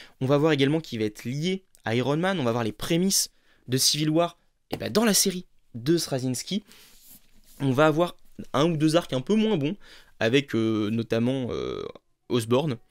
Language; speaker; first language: French; native; French